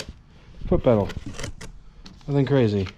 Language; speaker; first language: English; native; English